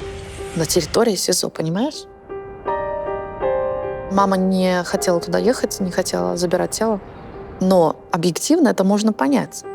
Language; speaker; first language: Russian; native; Russian